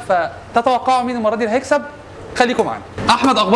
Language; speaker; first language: Arabic; native; Arabic